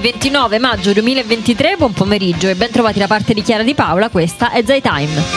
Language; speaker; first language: Italian; native; Italian